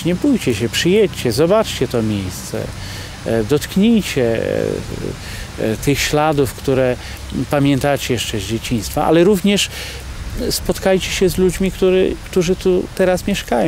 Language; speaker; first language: Polish; native; Polish